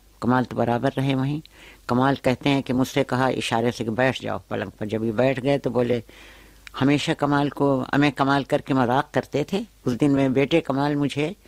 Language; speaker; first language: Urdu; native; Urdu